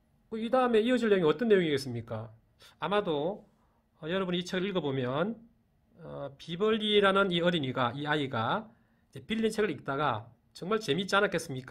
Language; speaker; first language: Korean; native; Korean